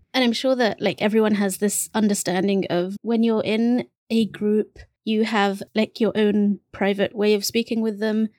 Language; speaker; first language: English; early bilingual, other home language; Bangla